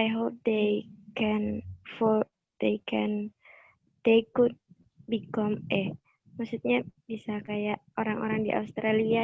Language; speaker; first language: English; non-native, learner; Indonesian